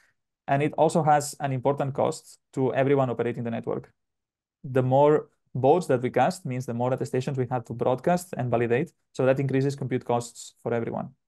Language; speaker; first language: English; non-native, fluent; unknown